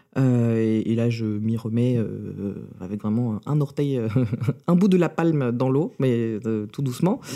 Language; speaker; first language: French; early bilingual, other home language; Russian